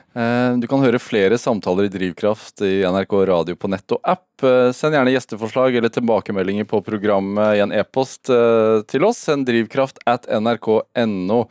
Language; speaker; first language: Norwegian; native; Norwegian